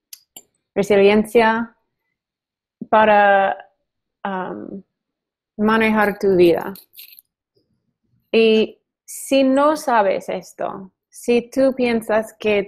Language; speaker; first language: Spanish; non-native, learner; English